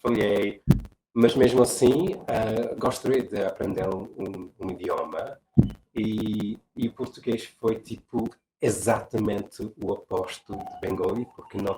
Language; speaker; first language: Portuguese; non-native, fluent; English